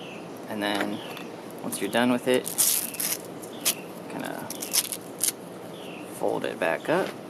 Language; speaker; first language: English; native; English